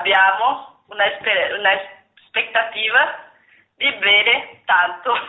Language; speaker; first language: Italian; non-native, learner; Portuguese